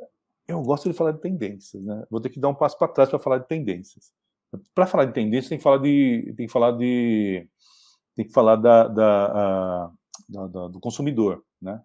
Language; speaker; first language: Portuguese; native; Portuguese